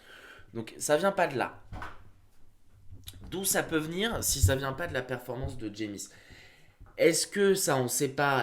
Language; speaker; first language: French; native; French